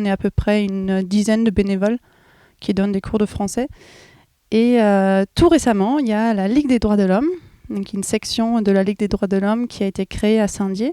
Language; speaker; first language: French; non-native, fluent; German